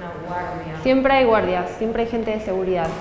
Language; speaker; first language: Spanish; native; Spanish